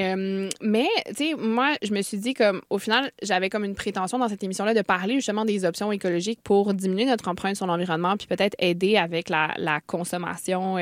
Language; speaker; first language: French; native; French